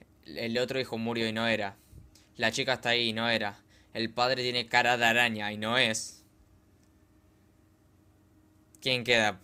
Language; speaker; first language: Spanish; native; Spanish